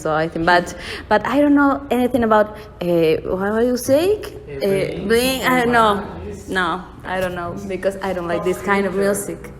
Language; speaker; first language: English; non-native, learner; Spanish